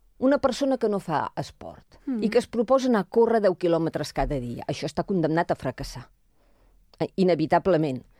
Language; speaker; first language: Catalan; native; Catalan